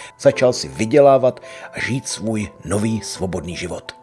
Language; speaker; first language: Czech; native; Czech